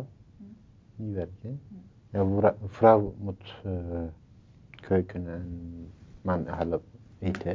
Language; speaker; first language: Dutch; non-native, learner; Turkish